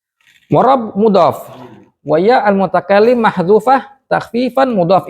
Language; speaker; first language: Arabic; non-native, fluent; Indonesian